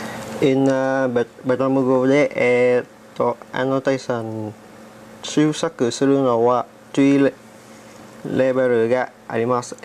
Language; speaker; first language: Japanese; non-native, learner; Vietnamese